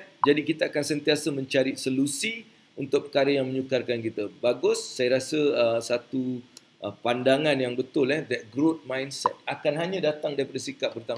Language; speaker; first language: Malay; native; Malay